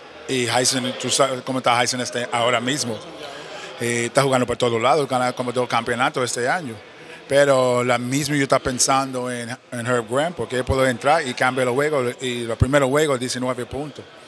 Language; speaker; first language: Spanish; non-native, learner; English